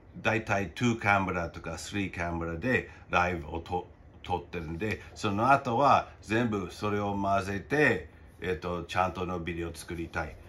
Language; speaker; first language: Japanese; non-native, fluent; English